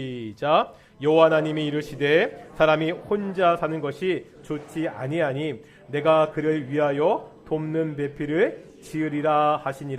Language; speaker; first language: Korean; native; Korean